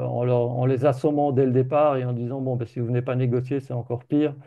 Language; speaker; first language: French; native; French